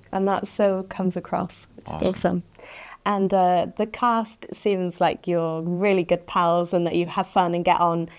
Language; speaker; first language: English; native; English